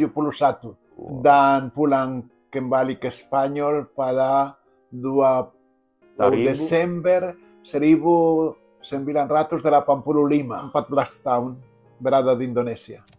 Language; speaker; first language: Indonesian; non-native, fluent; Spanish